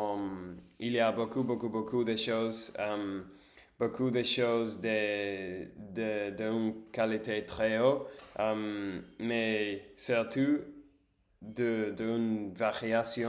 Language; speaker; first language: French; non-native, learner; English